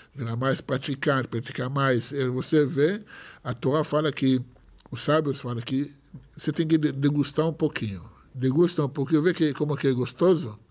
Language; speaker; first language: Portuguese; non-native, fluent; Hebrew